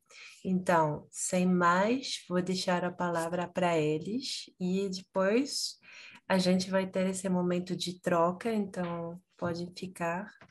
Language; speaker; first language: Portuguese; non-native, fluent; Spanish